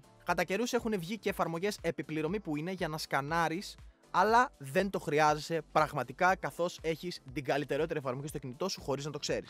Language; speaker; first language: Greek; native; Greek